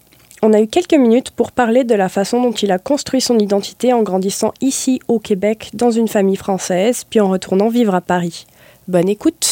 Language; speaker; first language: French; native; French